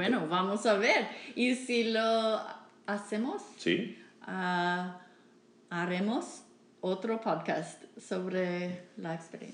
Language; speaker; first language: Spanish; non-native, learner; English